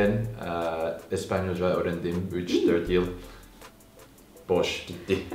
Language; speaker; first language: Turkish; non-native, learner; Korean